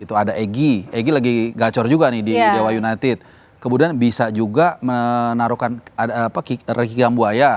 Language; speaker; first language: Indonesian; native; Indonesian